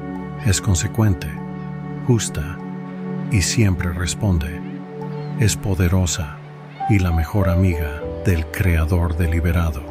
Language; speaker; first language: Spanish; native; Spanish